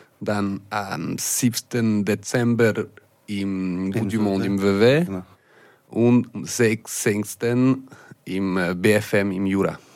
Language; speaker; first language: German; non-native, local second language; French